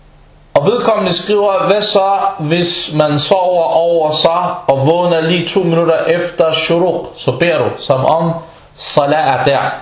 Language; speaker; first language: Danish; non-native, fluent; Arabic